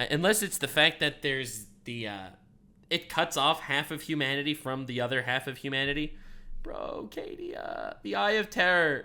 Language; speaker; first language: English; native; English